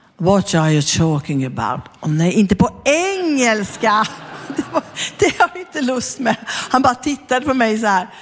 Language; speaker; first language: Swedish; native; Swedish